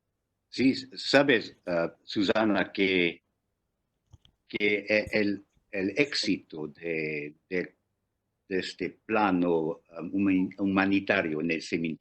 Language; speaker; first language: Spanish; non-native, fluent; English